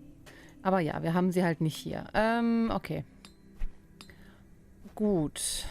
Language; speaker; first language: German; native; German